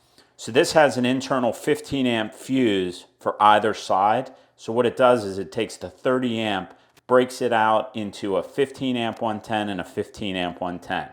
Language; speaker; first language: English; native; English